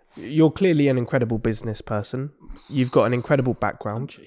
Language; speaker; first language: English; native; English